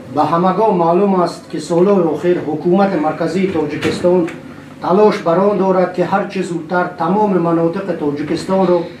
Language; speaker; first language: Tajik; non-native, local second language; Shughni